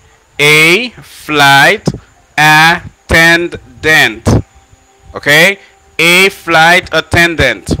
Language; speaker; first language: English; non-native, fluent; Haitian Creole